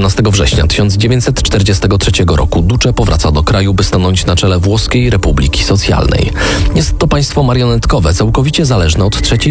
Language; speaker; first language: Polish; native; Polish